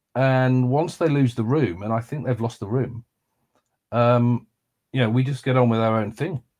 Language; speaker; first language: English; native; English